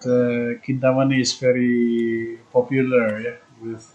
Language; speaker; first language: English; non-native, fluent; Indonesian